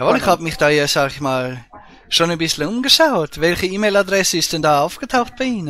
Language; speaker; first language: German; native; German